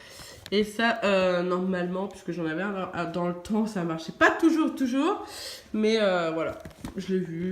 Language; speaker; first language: French; native; French